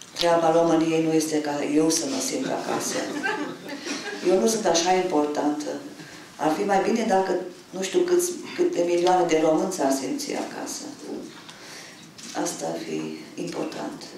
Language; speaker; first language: Romanian; non-native, local second language; German